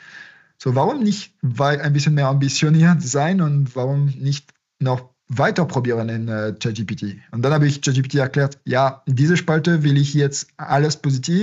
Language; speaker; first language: German; non-native, fluent; French